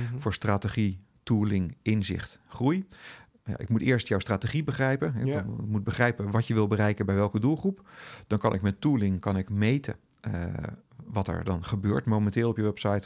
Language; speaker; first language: Dutch; native; Dutch